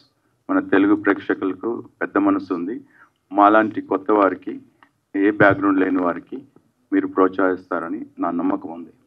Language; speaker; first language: Telugu; native; Telugu